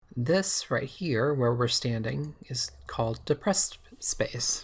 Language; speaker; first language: English; native; English